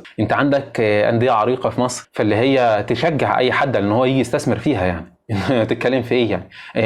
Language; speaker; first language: Arabic; native; Arabic